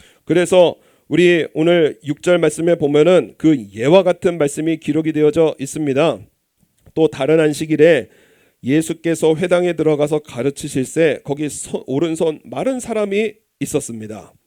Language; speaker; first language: Korean; native; Korean